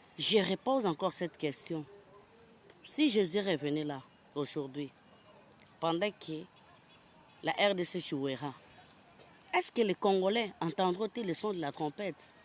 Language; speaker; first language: French; non-native, local second language; Lingala